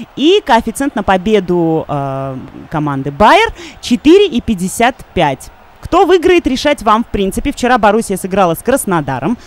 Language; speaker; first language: Russian; non-native, local second language; Armenian